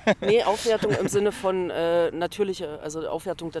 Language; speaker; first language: German; native; German